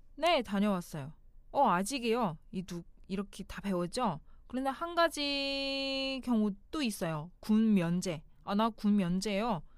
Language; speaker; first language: Korean; non-native, fluent; Chinese